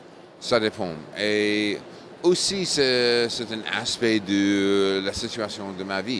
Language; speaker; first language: French; non-native, fluent; English